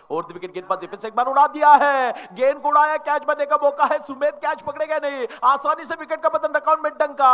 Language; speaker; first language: Hindi; non-native, local second language; Marathi